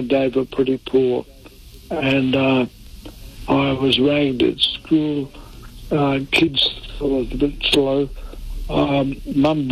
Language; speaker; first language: English; non-native, local second language; Italian